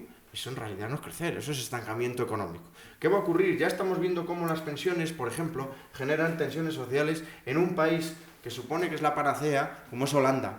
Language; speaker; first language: Spanish; native; Spanish